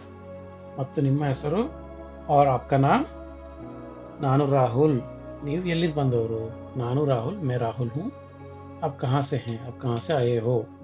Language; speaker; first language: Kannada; non-native, local second language; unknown